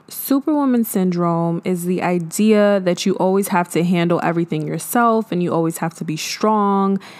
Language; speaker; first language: English; early bilingual, other home language; Haitian Creole